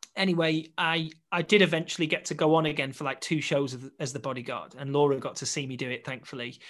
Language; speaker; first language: English; native; English